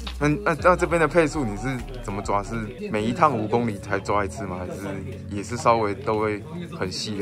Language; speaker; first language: Chinese; native; Chinese